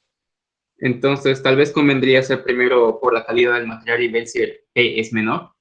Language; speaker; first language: Spanish; native; Spanish